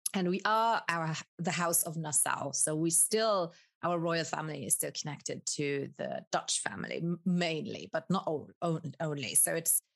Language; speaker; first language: English; early bilingual, other home language; Spanish